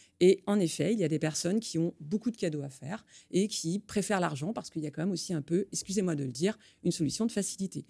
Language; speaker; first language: French; native; French